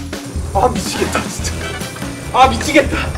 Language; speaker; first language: Korean; non-native, fluent; English